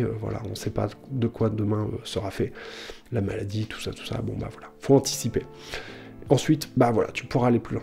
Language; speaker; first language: French; native; French